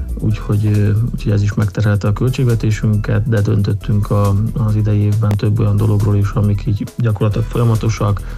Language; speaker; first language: Hungarian; native; Hungarian